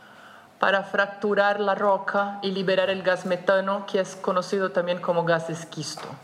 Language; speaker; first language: Spanish; non-native, fluent; Portuguese